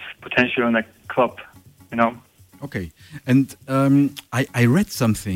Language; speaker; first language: English; non-native, learner; French